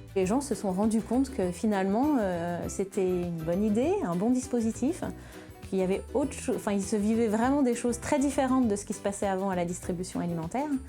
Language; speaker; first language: French; native; French